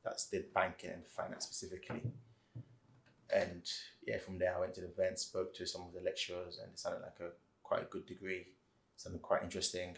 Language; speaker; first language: English; native; English